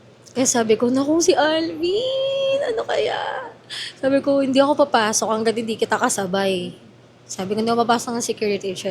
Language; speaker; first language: Filipino; native; Filipino